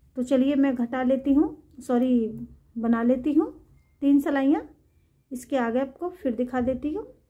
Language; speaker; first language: Hindi; native; Hindi